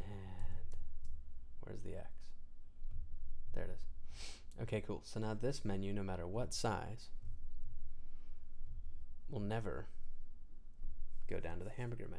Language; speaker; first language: English; native; English